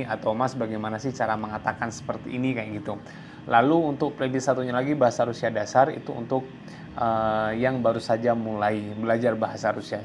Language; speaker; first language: Indonesian; native; Indonesian